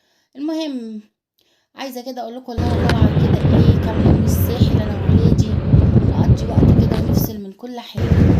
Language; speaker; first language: Arabic; native; Arabic